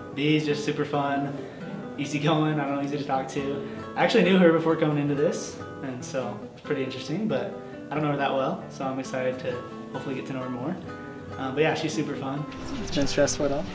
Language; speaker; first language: English; native; English